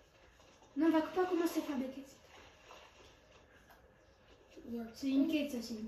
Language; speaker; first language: French; native; French